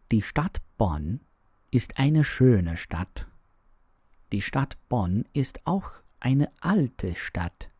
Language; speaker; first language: German; non-native, fluent; English